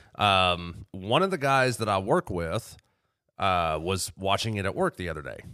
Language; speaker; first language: English; native; English